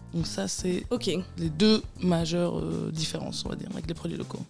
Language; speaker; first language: French; native; French